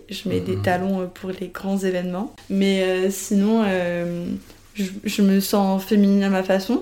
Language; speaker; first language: French; native; French